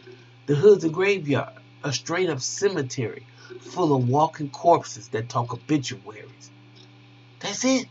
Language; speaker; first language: English; native; English